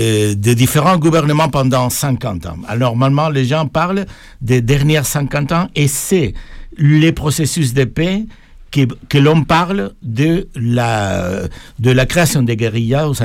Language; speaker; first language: French; non-native, fluent; Spanish